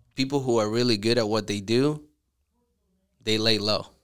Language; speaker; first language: English; early bilingual, other home language; Spanish